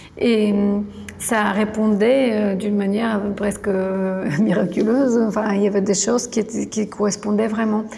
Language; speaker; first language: French; non-native, fluent; Bulgarian